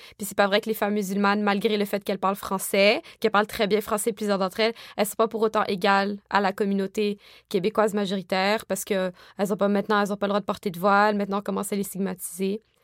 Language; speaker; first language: French; early bilingual, other home language; Arabic